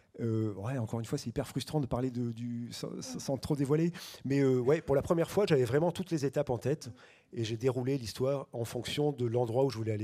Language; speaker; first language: French; native; French